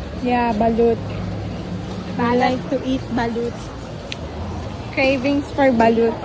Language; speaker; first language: English; non-native, local second language; Cebuano